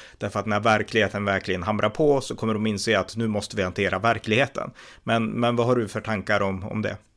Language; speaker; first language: Swedish; native; Swedish